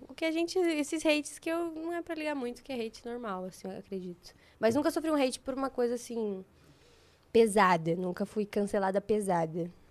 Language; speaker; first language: Portuguese; native; Portuguese